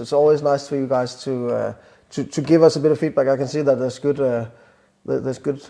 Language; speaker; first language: English; non-native, fluent; Danish